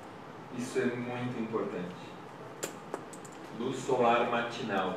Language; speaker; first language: Portuguese; native; Portuguese